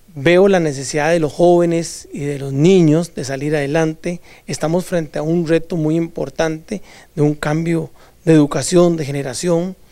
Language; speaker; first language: Spanish; native; Spanish